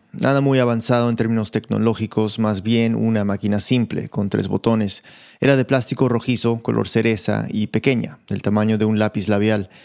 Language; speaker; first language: Spanish; early bilingual, heritage; Spanish